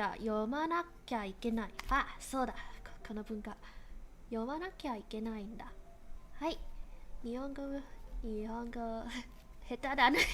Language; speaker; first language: Japanese; non-native, learner; English